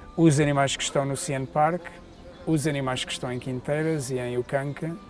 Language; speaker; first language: Portuguese; native; Portuguese